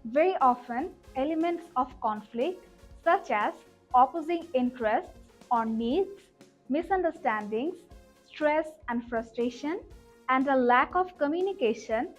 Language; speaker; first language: English; non-native, local second language; Bangla